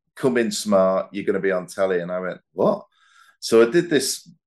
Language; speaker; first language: English; native; English